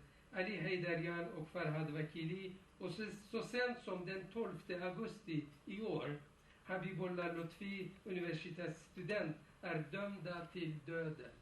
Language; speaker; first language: Swedish; non-native, fluent; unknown